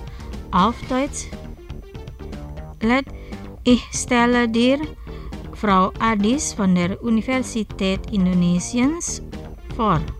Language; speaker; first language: German; non-native, fluent; Indonesian